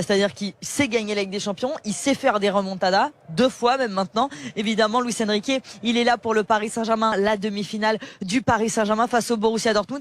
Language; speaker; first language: French; native; French